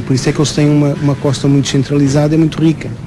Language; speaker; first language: Portuguese; native; Portuguese